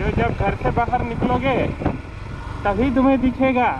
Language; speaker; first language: Hindi; non-native, local second language; Marathi